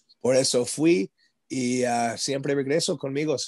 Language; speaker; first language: Spanish; non-native, learner; English